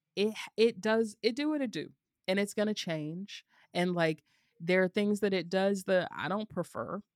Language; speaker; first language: English; native; English